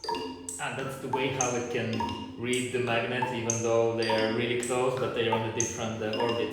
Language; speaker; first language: English; non-native, fluent; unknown